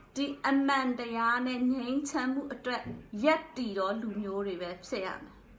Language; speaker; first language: Burmese; non-native, local second language; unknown